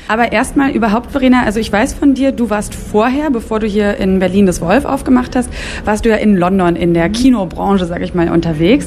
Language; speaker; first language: German; native; German